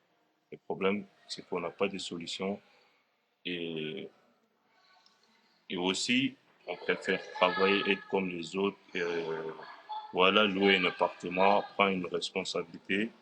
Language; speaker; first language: French; non-native, fluent; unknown